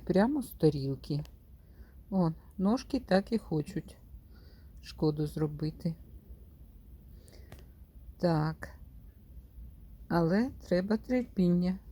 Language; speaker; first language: Ukrainian; native; Ukrainian